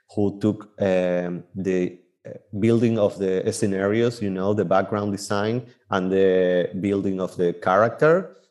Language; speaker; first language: English; non-native, fluent; Spanish